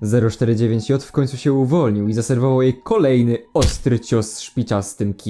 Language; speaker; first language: Polish; native; Polish